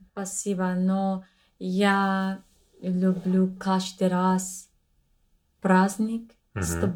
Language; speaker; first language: Russian; non-native, learner; English